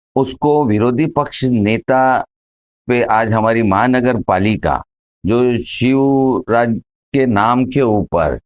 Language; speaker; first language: Hindi; non-native, local second language; Marathi